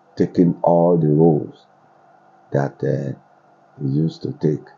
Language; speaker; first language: English; non-native, local second language; Yoruba